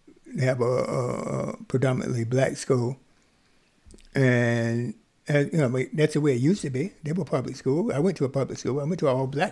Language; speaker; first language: English; native; English